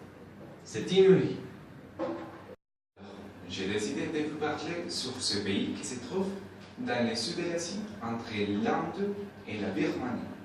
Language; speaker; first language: French; non-native, learner; Spanish